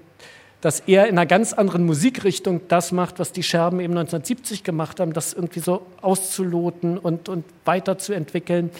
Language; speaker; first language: German; native; German